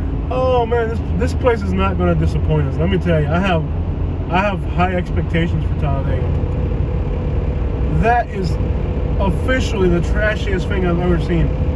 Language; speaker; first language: English; early bilingual, other home language; Spanish